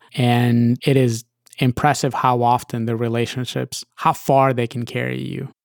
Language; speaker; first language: English; early bilingual, other home language; Russian